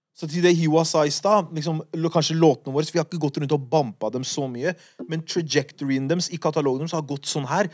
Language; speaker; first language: Norwegian; early bilingual, other home language; Kurdish